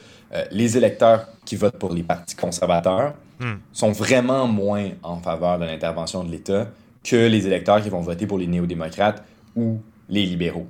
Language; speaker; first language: French; native; French